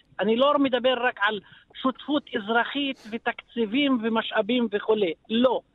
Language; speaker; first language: Hebrew; non-native, local second language; Arabic